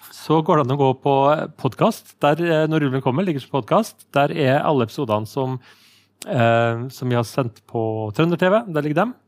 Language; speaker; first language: Norwegian; native; Norwegian